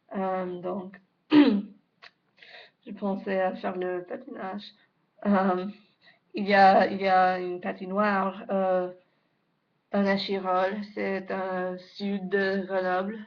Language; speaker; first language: French; non-native, learner; English